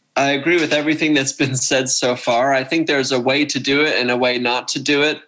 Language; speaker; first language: English; native; English